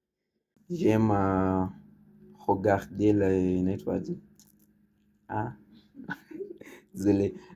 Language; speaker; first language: French; non-native, learner; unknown